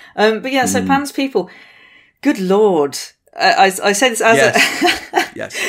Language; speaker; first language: English; native; English